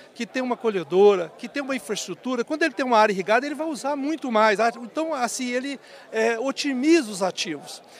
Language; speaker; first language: Portuguese; native; Portuguese